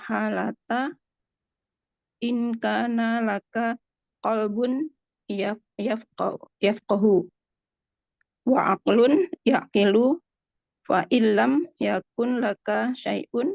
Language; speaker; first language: Arabic; non-native, learner; Indonesian